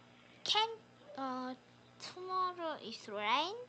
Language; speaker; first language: English; non-native, learner; Korean